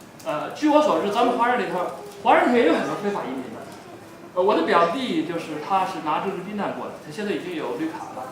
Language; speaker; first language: Chinese; native; Chinese